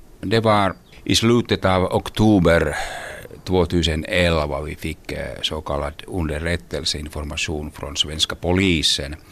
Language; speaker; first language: Swedish; non-native, local second language; Finnish